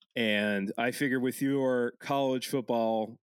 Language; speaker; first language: English; early bilingual, other home language; Italian